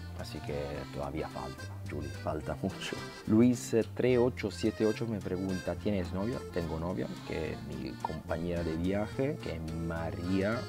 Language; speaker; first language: Spanish; non-native, fluent; Italian